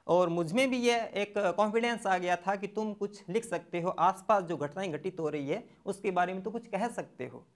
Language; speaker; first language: Hindi; native; Hindi